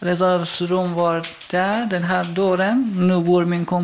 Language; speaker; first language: Swedish; non-native, learner; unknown